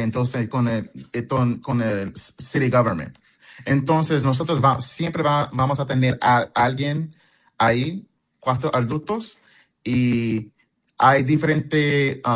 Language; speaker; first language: Spanish; non-native, fluent; English